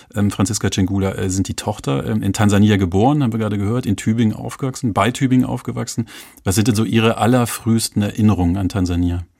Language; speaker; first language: German; native; German